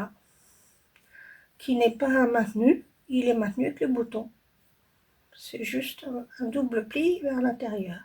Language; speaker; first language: French; native; French